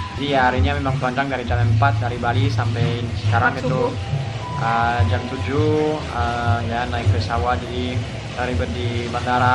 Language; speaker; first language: Indonesian; non-native, fluent; French